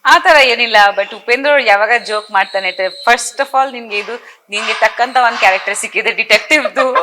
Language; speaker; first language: Kannada; non-native, fluent; Bangla